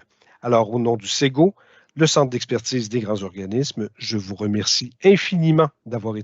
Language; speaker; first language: French; native; French